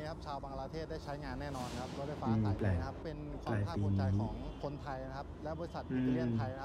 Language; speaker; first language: Thai; native; Thai